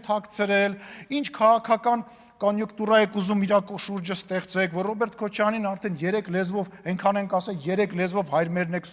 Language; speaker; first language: Armenian; native; Armenian